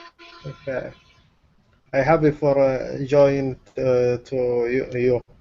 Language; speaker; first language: English; non-native, learner; Arabic